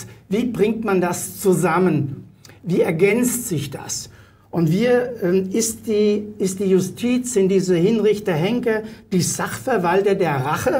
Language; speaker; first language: German; native; German